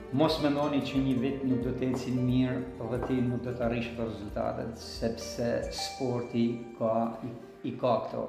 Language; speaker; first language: Albanian; native; Albanian